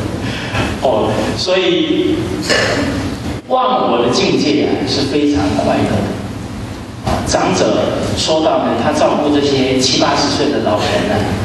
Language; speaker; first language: Chinese; native; Chinese